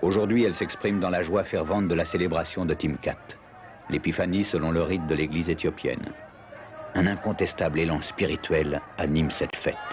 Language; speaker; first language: French; native; French